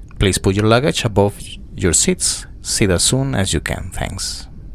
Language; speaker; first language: English; non-native, learner; Spanish